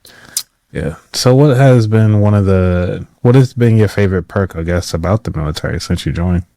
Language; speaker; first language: English; native; English